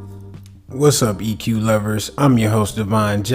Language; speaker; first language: English; native; English